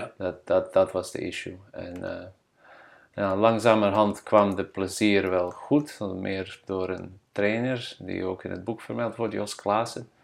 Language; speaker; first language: Dutch; non-native, fluent; Bosnian